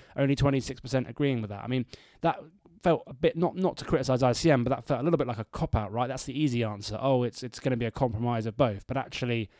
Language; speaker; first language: English; native; English